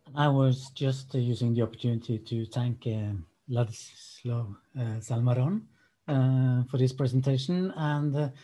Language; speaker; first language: English; non-native, fluent; Norwegian